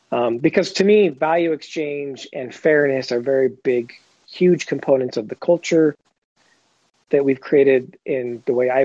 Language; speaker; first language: English; native; English